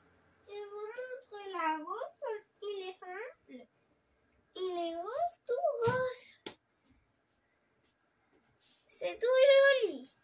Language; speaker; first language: French; early bilingual, other home language; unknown